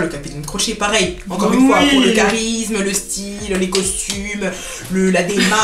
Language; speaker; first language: French; native; French